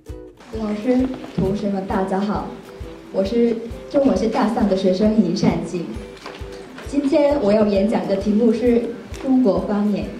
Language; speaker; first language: Chinese; non-native, learner; Korean